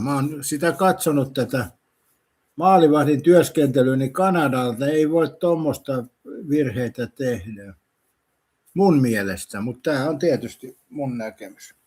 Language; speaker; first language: Finnish; native; Finnish